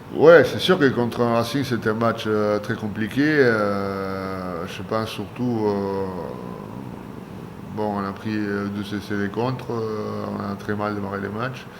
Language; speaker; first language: French; non-native, fluent; Spanish